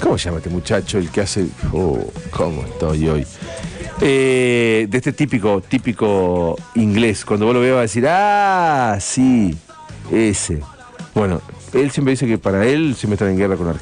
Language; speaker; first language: Spanish; native; Spanish